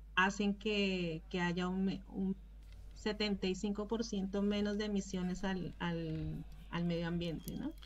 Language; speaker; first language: Spanish; native; Spanish